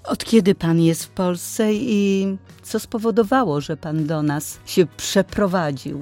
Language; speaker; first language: Polish; native; Polish